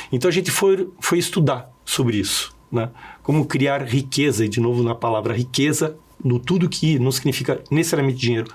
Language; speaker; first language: Portuguese; early bilingual, other home language; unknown